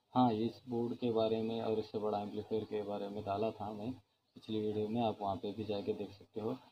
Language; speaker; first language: Hindi; non-native, local second language; Urdu